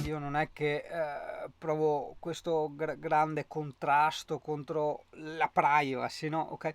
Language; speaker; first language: Italian; native; Italian